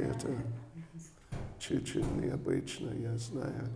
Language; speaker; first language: Russian; non-native, learner; English